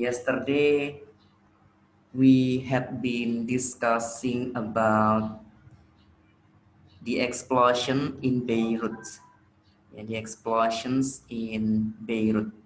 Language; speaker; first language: English; non-native, learner; Indonesian